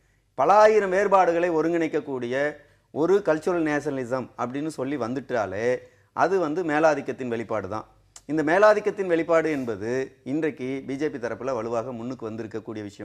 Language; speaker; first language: Tamil; native; Tamil